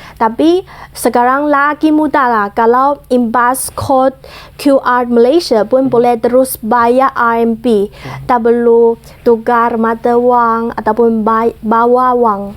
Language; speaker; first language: Malay; non-native, fluent; Chinese